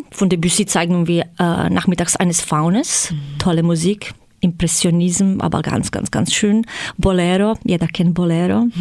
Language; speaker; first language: German; non-native, fluent; Croatian